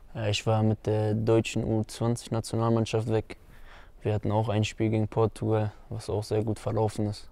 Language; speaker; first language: German; early bilingual, other home language; Turkish